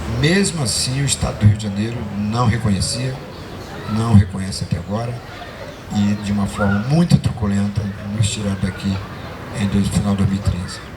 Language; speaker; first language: Portuguese; non-native, local second language; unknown